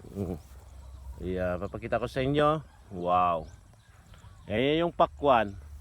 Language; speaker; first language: Filipino; non-native, local second language; Cebuano